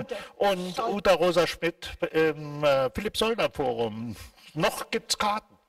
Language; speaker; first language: German; native; German